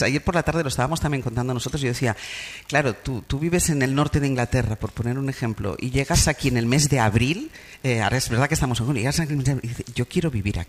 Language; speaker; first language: Spanish; native; Spanish